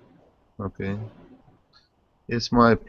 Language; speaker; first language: English; non-native, learner; Russian